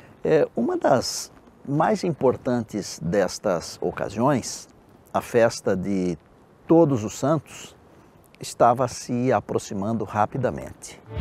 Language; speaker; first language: Portuguese; native; Portuguese